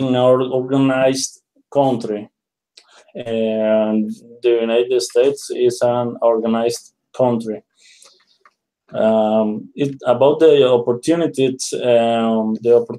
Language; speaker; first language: English; non-native, learner; Spanish